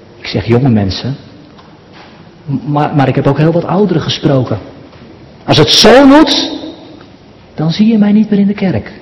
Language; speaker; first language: Dutch; native; Dutch